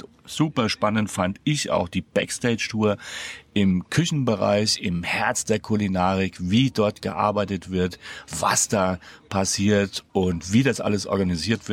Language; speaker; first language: German; native; German